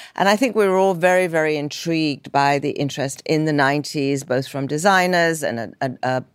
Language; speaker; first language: English; native; English